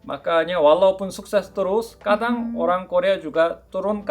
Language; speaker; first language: Indonesian; non-native, fluent; Korean